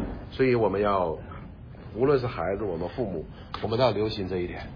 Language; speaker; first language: Chinese; native; Chinese